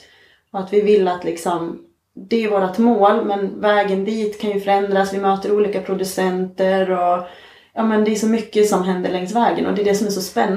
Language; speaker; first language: Swedish; native; Swedish